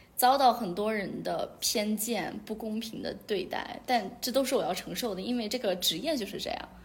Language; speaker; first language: Chinese; non-native, local second language; Uyghur